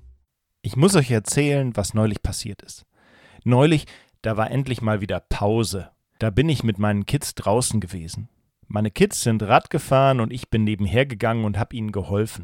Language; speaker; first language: German; native; German